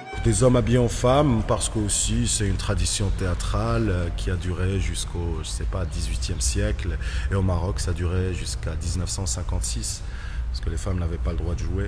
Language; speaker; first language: French; non-native, local second language; Arabic